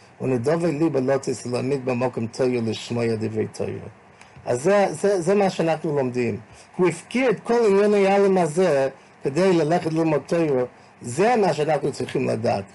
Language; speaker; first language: Hebrew; non-native, fluent; English